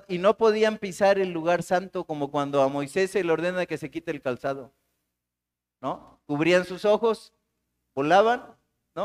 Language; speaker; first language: Spanish; native; Spanish